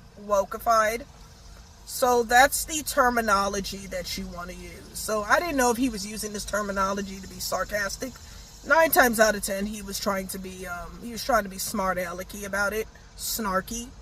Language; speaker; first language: English; native; English